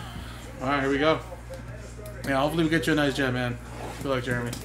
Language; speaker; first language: English; native; English